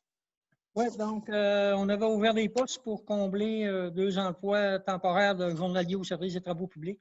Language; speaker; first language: French; native; French